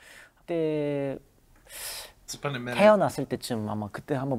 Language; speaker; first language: Korean; early bilingual, heritage; Korean